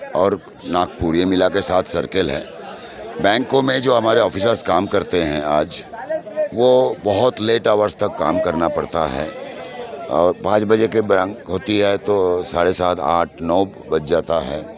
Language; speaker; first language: Hindi; non-native, local second language; Bangla